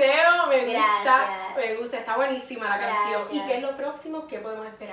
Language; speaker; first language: Spanish; native; Spanish